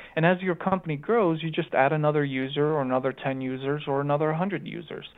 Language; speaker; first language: English; early bilingual, other home language; Romanian